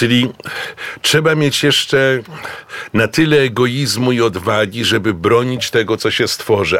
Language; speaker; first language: Polish; native; Polish